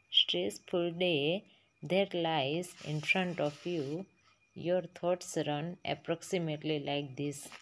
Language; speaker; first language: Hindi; non-native, local second language; Gujarati